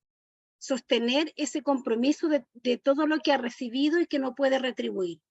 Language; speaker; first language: Spanish; native; Spanish